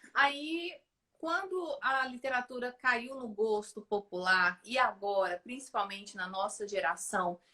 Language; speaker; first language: Portuguese; native; Portuguese